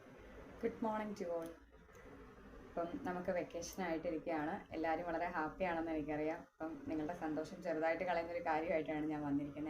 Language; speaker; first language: Malayalam; native; Malayalam